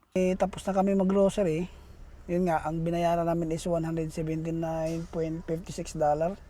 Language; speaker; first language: Filipino; non-native, local second language; Cebuano